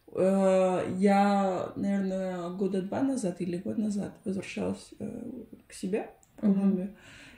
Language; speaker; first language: Russian; non-native, fluent; Spanish